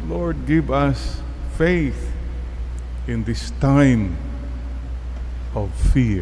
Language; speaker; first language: English; non-native, local second language; Iloko